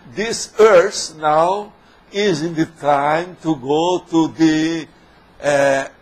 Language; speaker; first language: English; non-native, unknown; Portuguese